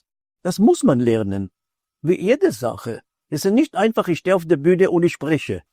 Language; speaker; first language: German; non-native, fluent; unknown